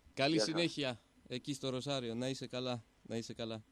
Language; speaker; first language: Greek; native; Greek